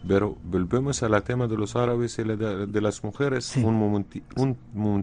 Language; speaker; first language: Spanish; non-native, fluent; Arabic